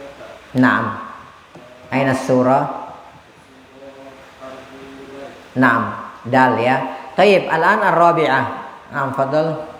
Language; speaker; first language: Arabic; non-native, fluent; Indonesian